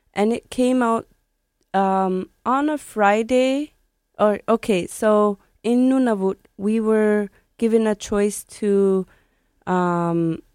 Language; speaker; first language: English; native; English